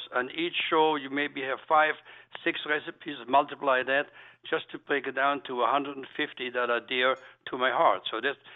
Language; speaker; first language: English; non-native, fluent; German